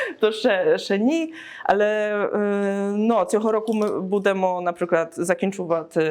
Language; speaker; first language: Polish; non-native, learner; Ukrainian